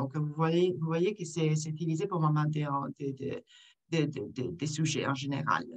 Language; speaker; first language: French; non-native, fluent; Italian